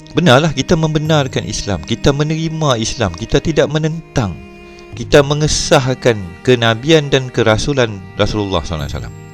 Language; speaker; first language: Malay; native; Malay